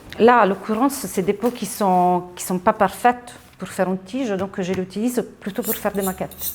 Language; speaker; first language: French; non-native, fluent; Italian